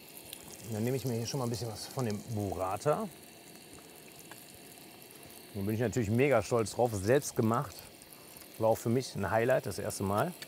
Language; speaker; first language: German; native; German